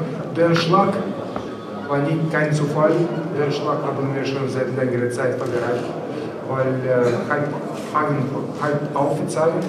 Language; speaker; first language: German; non-native, learner; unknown